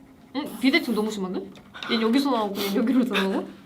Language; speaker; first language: Korean; native; Korean